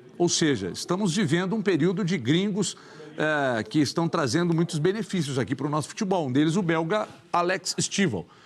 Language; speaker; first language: Portuguese; native; Portuguese